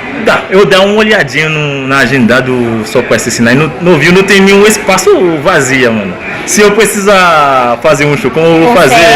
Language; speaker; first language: Portuguese; non-native, learner; Haitian Creole